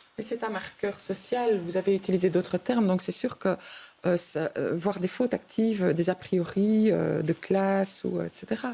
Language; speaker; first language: French; native; French